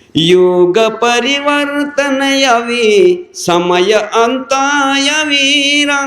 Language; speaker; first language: Gujarati; non-native, local second language; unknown